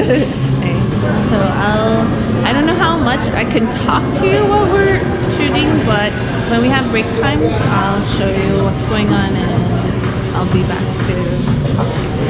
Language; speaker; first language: English; native; English